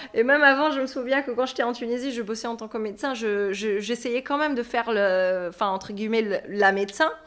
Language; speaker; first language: French; non-native, local second language; Arabic